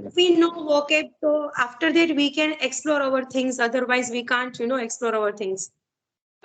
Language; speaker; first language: English; non-native, learner; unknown